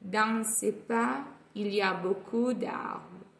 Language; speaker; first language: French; non-native, fluent; Italian